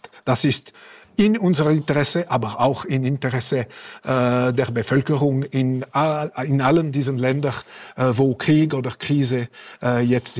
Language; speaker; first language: German; non-native, local second language; French